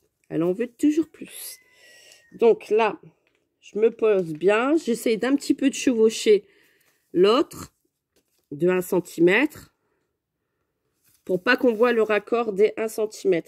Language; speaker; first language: French; native; French